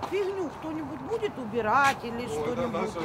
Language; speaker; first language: Russian; native; Russian